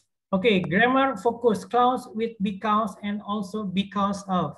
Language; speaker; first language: English; non-native, fluent; Indonesian